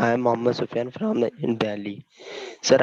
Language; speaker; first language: English; non-native, learner; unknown